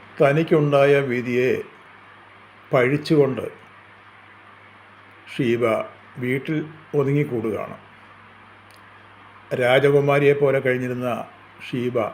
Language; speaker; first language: Malayalam; native; Malayalam